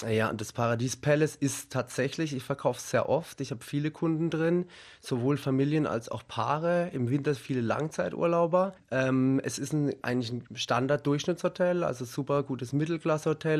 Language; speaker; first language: German; native; German